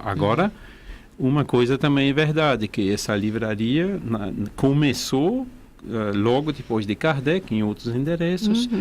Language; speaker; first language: Portuguese; non-native, fluent; French